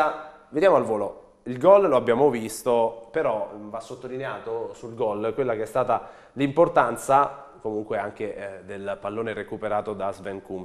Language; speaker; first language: Italian; native; Italian